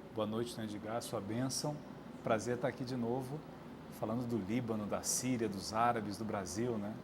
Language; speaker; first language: Portuguese; native; Portuguese